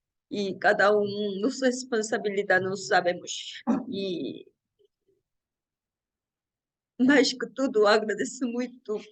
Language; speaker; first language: Portuguese; non-native, learner; Korean